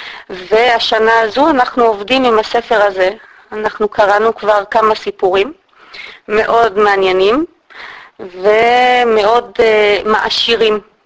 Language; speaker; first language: Hebrew; native; Hebrew